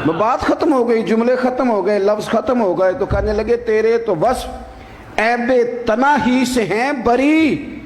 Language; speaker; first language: Urdu; non-native, local second language; Punjabi